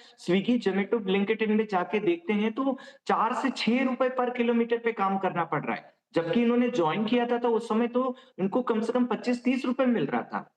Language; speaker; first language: Hindi; native; Hindi